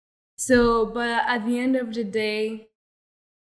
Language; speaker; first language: English; non-native, local second language; Kinyarwanda